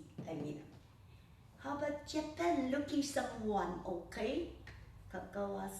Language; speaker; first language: English; non-native, learner; Chinese